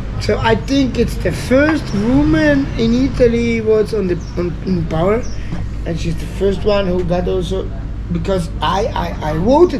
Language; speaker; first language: English; non-native, learner; Italian